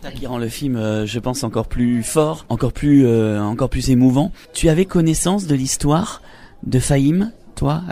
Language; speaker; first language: French; native; French